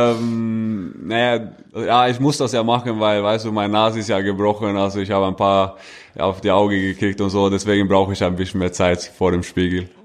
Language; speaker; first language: German; non-native, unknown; Norwegian